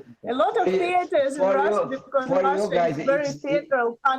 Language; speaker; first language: English; non-native, learner; Russian